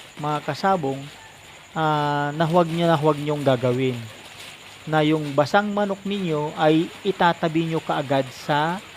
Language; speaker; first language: Filipino; non-native, local second language; Iloko